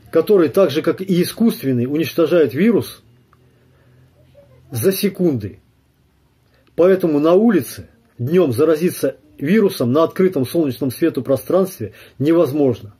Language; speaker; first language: Russian; native; Russian